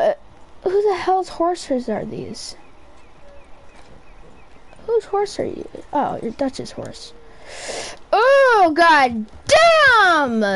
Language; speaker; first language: English; native; English